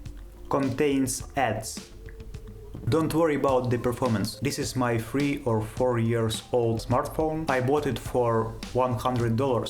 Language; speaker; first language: English; non-native, fluent; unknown